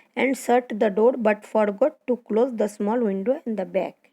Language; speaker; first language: English; non-native, local second language; Gujarati